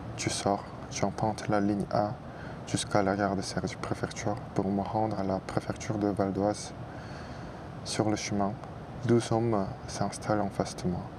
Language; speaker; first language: French; non-native, fluent; Korean